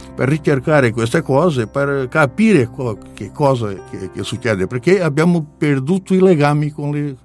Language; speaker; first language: Italian; non-native, learner; Portuguese